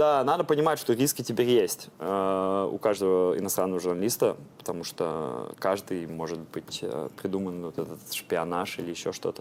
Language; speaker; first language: Russian; early bilingual, heritage; Russian